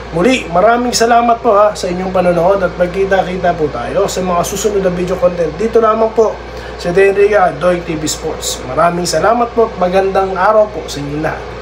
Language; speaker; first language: Filipino; native; Filipino